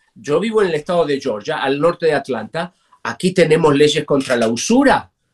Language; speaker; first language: Spanish; native; Spanish